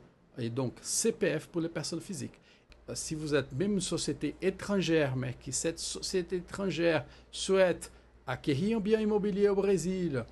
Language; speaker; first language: French; non-native, fluent; Portuguese